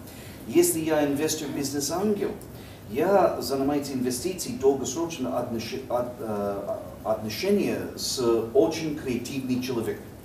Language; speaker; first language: Russian; non-native, learner; English